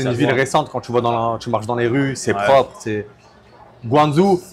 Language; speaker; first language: French; native; French